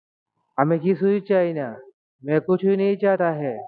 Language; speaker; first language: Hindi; non-native, learner; Bangla